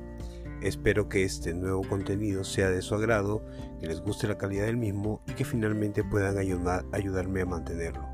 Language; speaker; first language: Spanish; native; Spanish